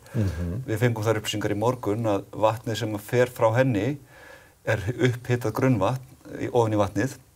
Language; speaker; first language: Icelandic; native; Icelandic